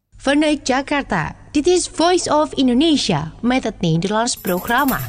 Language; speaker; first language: Dutch; non-native, fluent; Indonesian